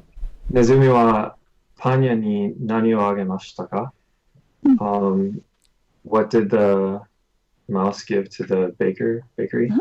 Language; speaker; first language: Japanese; non-native, learner; English